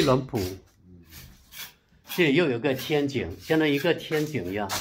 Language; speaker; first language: Chinese; native; Chinese